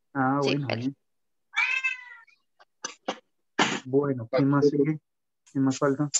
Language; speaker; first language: Spanish; native; Spanish